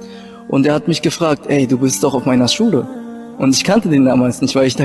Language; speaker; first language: German; early bilingual, other home language; Japanese